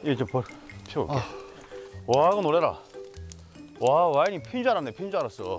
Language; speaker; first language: Korean; native; Korean